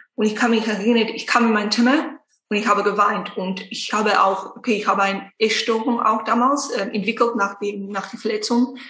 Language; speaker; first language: German; non-native, fluent; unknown